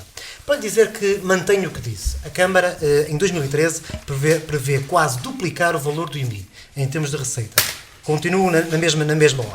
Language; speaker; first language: Portuguese; native; Portuguese